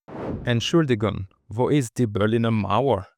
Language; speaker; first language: German; non-native, learner; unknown